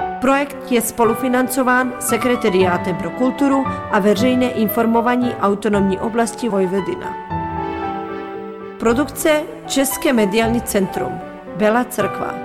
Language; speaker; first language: Czech; early bilingual, heritage; Czech